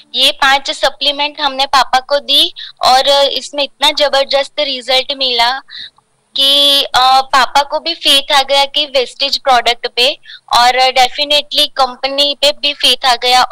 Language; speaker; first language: Hindi; non-native, local second language; Gujarati